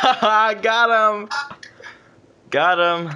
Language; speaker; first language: English; native; English